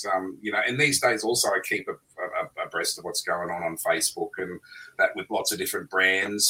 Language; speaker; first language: English; native; English